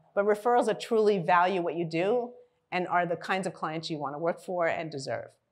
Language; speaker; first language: English; native; English